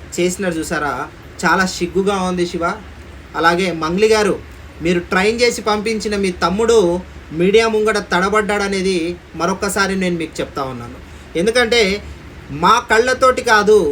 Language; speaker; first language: Telugu; non-native, local second language; Lambadi